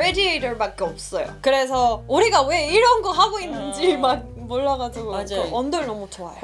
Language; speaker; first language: Korean; non-native, fluent; Spanish